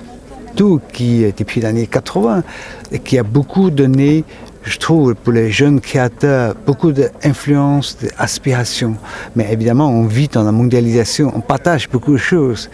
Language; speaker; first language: French; non-native, fluent; Chinese